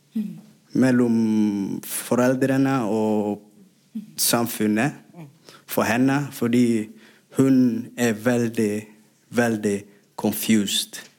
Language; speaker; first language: Norwegian; non-native, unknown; Somali